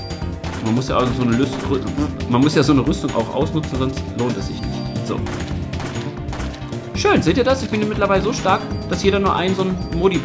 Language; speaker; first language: German; native; German